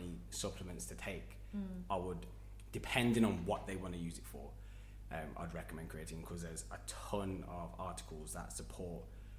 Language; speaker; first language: English; native; English